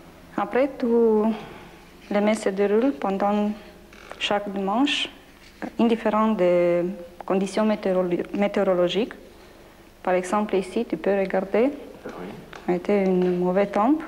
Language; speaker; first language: French; non-native, learner; Romanian